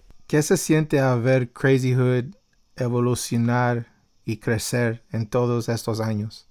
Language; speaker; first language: Spanish; early bilingual, heritage; Spanish